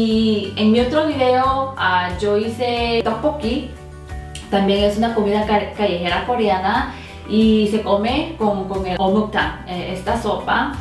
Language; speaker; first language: Spanish; non-native, fluent; Korean